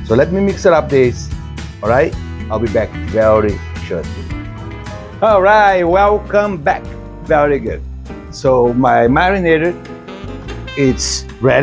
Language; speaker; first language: English; non-native, fluent; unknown